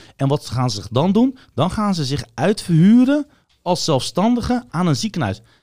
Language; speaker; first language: Dutch; early bilingual, other home language; Bosnian